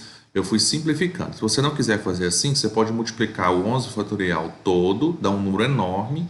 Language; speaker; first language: Portuguese; native; Portuguese